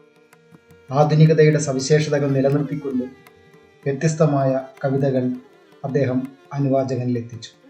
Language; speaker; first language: Malayalam; native; Malayalam